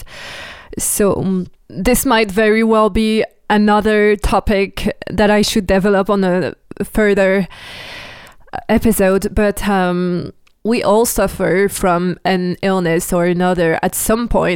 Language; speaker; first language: English; non-native, fluent; French